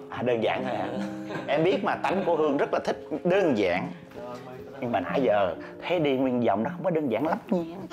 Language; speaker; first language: Vietnamese; native; Vietnamese